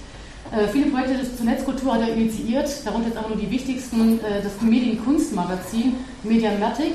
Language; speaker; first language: German; native; German